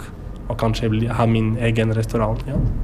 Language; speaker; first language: Swedish; non-native, learner; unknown